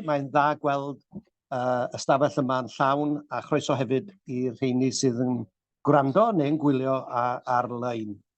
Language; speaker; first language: Welsh; native; Welsh